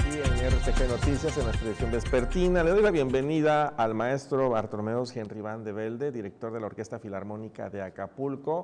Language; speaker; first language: Spanish; native; Spanish